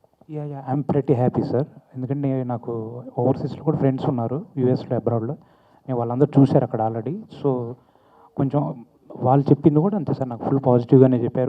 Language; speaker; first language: Telugu; native; Telugu